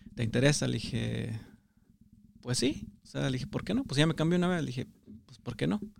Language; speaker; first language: Spanish; native; Spanish